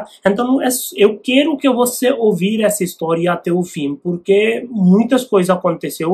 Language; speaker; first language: Portuguese; non-native, learner; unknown